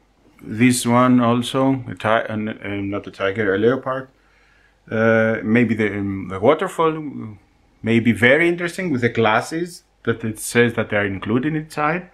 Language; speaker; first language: English; non-native, fluent; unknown